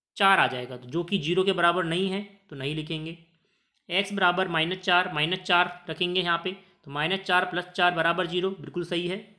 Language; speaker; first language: Hindi; native; Hindi